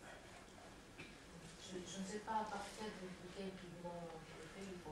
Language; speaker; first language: French; non-native, fluent; Japanese